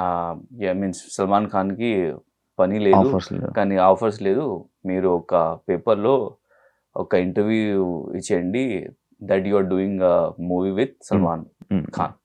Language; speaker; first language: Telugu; non-native, learner; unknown